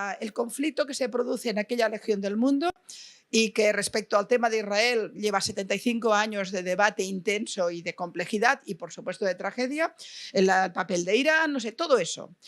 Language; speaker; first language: Spanish; non-native, local second language; Catalan